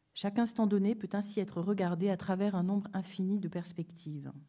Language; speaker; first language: French; native; French